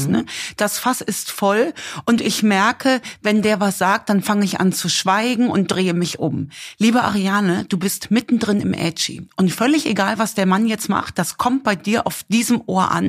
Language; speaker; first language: German; native; German